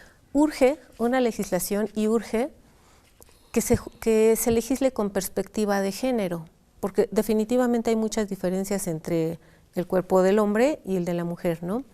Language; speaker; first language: Spanish; native; Spanish